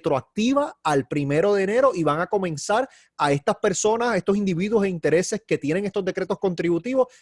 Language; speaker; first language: Spanish; native; Spanish